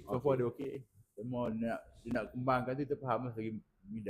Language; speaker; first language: Malay; native; Malay